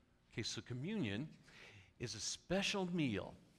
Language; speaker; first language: English; native; English